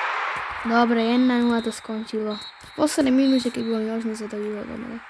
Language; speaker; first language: Slovak; native; Slovak